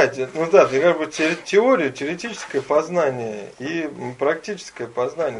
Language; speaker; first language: Russian; native; Russian